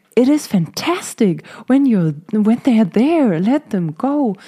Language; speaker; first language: English; non-native, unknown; German